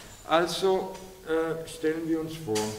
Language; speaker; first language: German; non-native, fluent; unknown